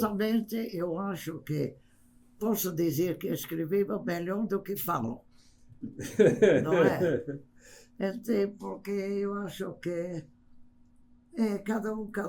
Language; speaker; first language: Portuguese; non-native, fluent; English